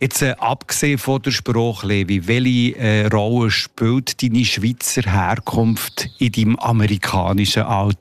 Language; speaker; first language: German; native; German